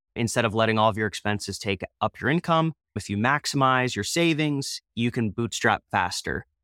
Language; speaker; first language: English; native; English